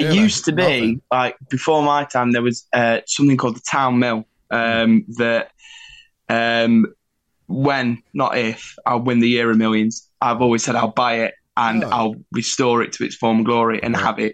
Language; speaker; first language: English; native; English